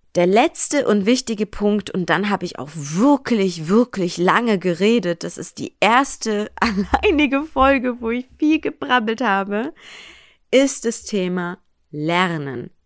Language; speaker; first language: German; early bilingual, other home language; Persian